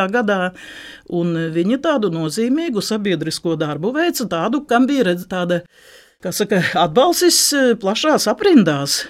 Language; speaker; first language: Latvian; native; Latvian